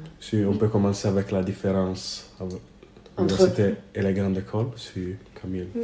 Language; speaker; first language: French; non-native, fluent; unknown